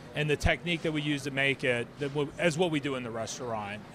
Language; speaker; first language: English; native; English